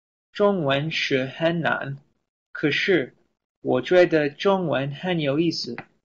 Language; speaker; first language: Chinese; non-native, learner; English